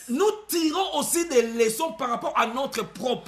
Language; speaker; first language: French; non-native, local second language; Lingala